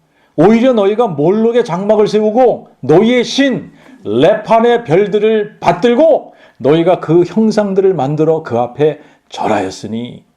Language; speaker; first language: Korean; native; Korean